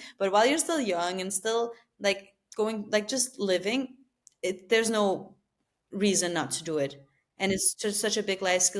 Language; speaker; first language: English; non-native, fluent; Albanian